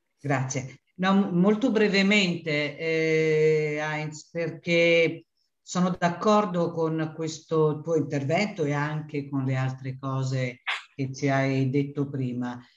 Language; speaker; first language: Italian; native; Italian